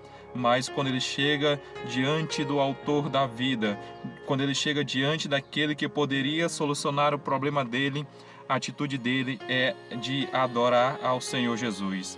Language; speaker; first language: Portuguese; native; Portuguese